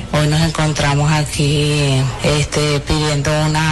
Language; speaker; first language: Spanish; native; Spanish